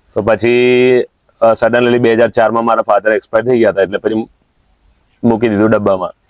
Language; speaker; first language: Gujarati; non-native, local second language; Sindhi